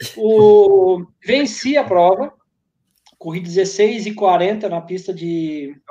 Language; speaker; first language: Portuguese; native; Portuguese